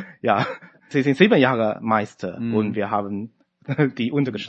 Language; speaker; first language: German; non-native, fluent; Chinese